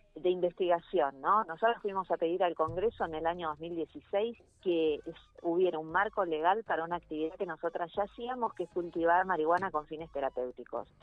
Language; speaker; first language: Spanish; native; Spanish